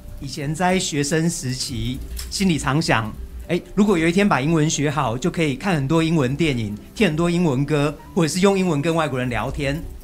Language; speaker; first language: Chinese; native; Chinese